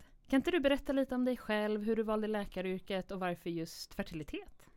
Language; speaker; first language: Swedish; native; Swedish